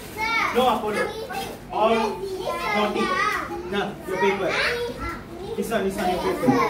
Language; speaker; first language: English; non-native, local second language; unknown